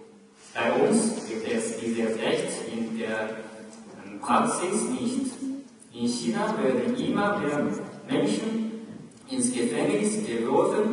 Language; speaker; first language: German; non-native, learner; Chinese